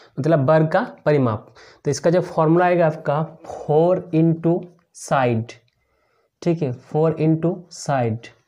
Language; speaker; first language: Hindi; native; Hindi